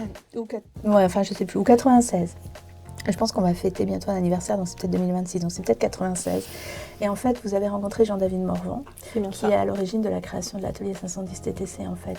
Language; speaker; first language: French; native; French